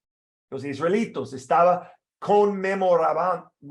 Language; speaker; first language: Spanish; non-native, fluent; English